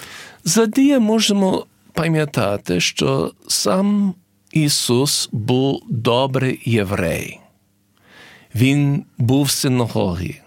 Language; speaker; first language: Ukrainian; early bilingual, heritage; English